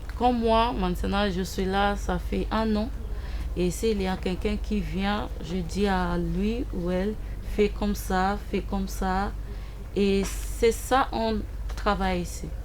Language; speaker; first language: French; non-native, learner; English